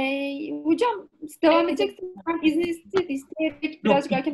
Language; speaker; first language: Turkish; native; Turkish